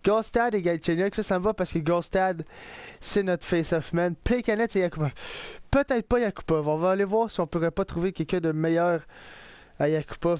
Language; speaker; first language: French; native; French